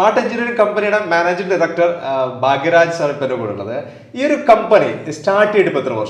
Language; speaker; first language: Malayalam; native; Malayalam